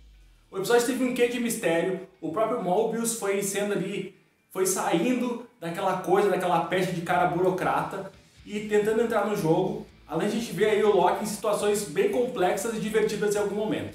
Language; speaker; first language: Portuguese; native; Portuguese